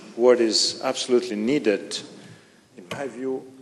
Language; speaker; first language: English; non-native, fluent; Italian